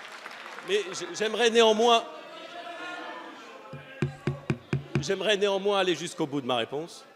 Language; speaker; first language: French; native; French